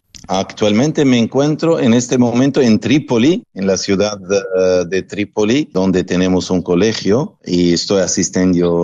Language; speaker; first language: Spanish; non-native, fluent; Arabic